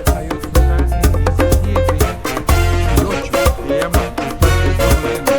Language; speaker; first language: Spanish; native; Spanish